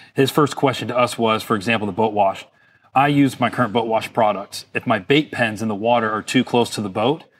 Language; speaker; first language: English; native; English